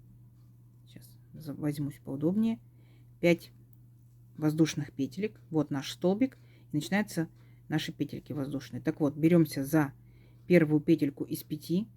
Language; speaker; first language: Russian; native; Russian